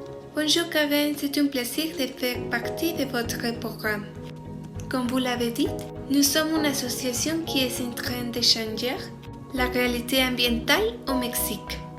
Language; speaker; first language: French; non-native, learner; Spanish